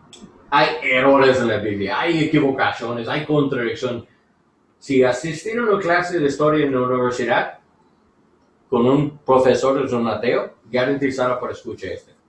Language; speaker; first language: Spanish; non-native, learner; English